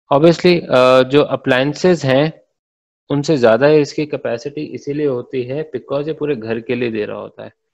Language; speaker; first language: Hindi; native; Hindi